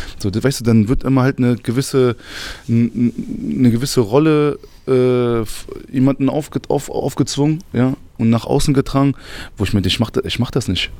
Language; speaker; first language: German; early bilingual, other home language; Arabic